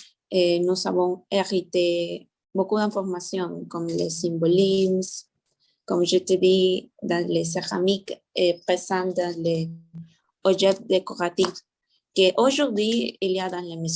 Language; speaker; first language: French; non-native, learner; Spanish